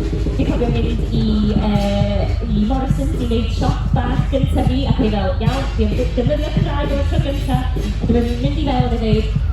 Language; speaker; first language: Welsh; non-native, local second language; English